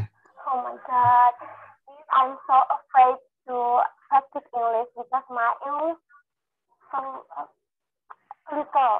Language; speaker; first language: English; non-native, learner; Indonesian